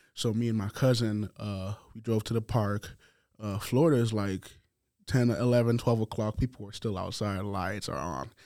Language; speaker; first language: English; non-native, fluent; Haitian Creole